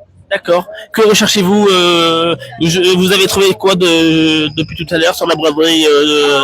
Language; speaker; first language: French; native; French